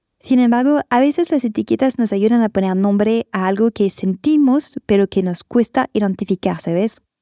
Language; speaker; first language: Spanish; non-native, fluent; French